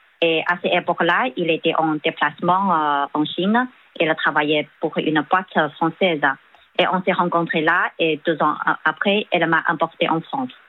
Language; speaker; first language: French; non-native, fluent; Chinese